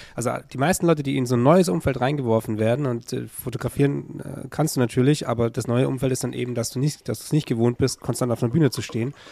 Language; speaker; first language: German; native; German